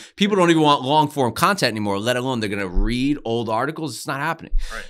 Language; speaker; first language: English; native; English